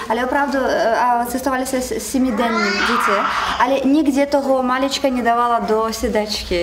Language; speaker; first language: Czech; non-native, learner; Russian